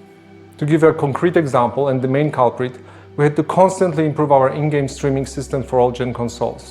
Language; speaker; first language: English; non-native, fluent; Polish